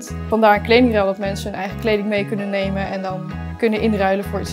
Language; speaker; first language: Dutch; native; Dutch